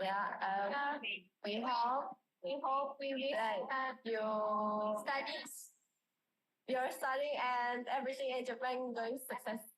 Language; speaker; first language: English; non-native, learner; Indonesian